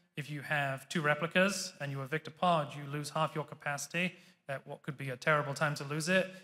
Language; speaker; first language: English; native; English